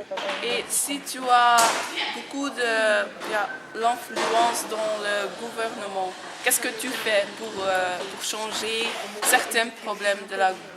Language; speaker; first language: French; non-native, local second language; Dutch